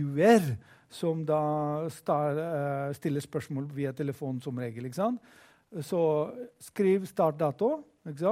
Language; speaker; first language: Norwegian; non-native, fluent; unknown